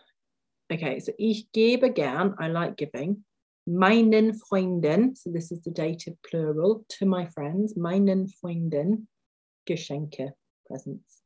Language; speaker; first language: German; non-native, fluent; English